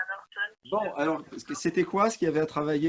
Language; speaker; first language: French; native; French